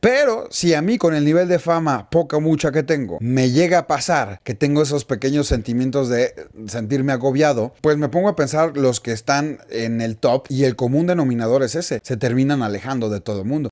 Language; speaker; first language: Spanish; native; Spanish